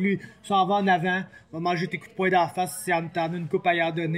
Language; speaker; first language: French; native; French